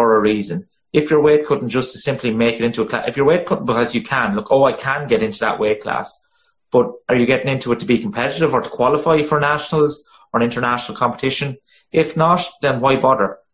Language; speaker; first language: English; native; English